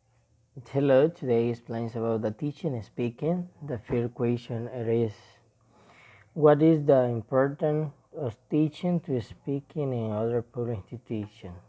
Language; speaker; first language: English; non-native, learner; Spanish